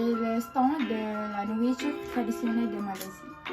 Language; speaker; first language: French; non-native, fluent; Malay